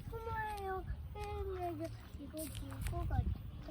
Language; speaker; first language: Korean; early bilingual, heritage; Korean